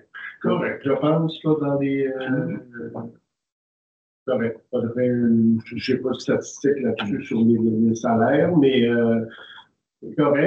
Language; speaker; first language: French; native; French